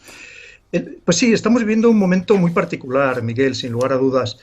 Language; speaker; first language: Spanish; native; Spanish